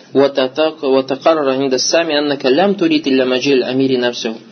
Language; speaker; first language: Arabic; non-native, fluent; Russian